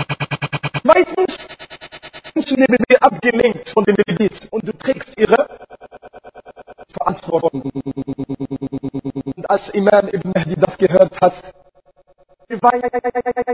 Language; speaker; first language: German; non-native, learner; Arabic